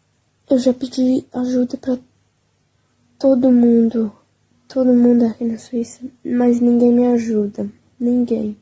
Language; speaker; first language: Portuguese; early bilingual, heritage; Portuguese